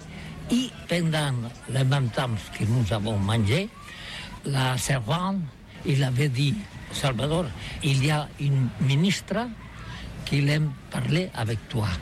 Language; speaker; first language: French; non-native, learner; Catalan